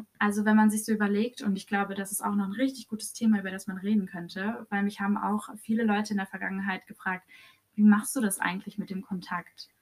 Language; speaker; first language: German; early bilingual, other home language; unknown